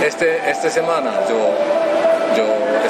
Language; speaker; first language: Spanish; non-native, learner; Japanese